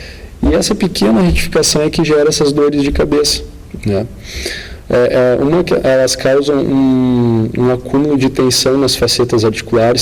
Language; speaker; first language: Portuguese; native; Portuguese